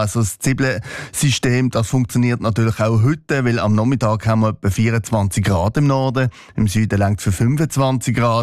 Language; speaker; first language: German; native; German